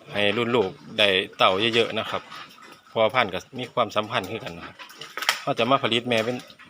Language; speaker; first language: Thai; native; Thai